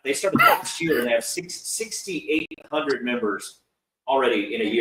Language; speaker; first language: English; native; English